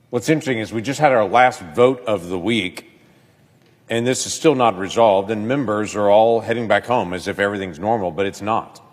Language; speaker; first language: English; native; English